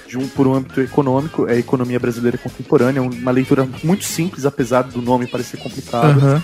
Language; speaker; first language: Portuguese; native; Portuguese